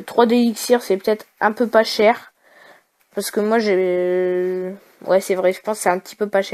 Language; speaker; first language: French; native; French